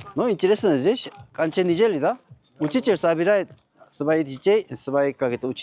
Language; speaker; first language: Russian; non-native, learner; Korean